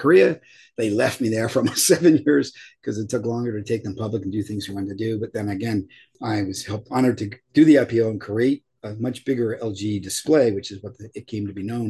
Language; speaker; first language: English; native; English